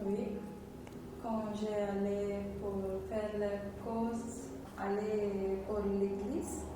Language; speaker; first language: French; non-native, learner; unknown